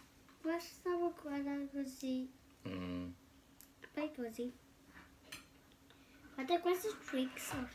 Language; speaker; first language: Italian; early bilingual, other home language; Filipino